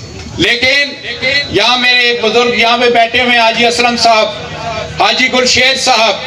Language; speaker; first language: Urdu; non-native, local second language; Punjabi